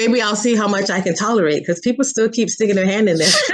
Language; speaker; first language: English; native; English